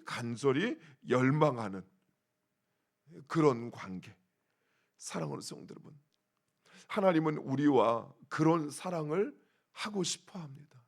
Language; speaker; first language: Korean; native; Korean